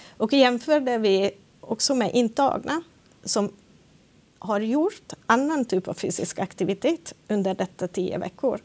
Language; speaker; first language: Swedish; non-native, fluent; Hungarian